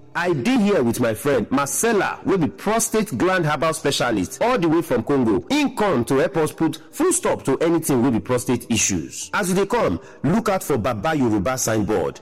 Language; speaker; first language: Nigerian Pidgin; non-native, local second language; Yoruba